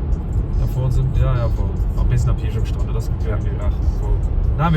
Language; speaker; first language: German; native; German